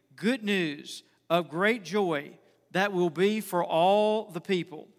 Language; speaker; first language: English; native; English